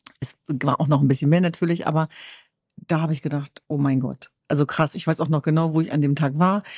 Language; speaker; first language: German; early bilingual, other home language; Kurdish